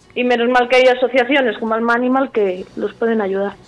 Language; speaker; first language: Spanish; native; Spanish